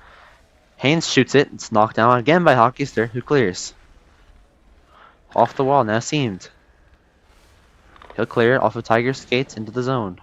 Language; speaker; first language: English; native; English